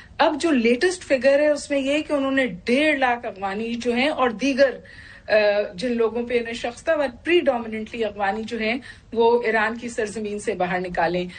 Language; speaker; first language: Urdu; native; Urdu